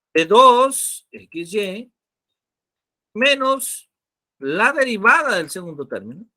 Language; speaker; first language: Spanish; native; Spanish